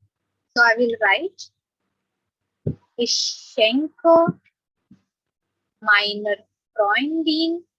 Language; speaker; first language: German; non-native, fluent; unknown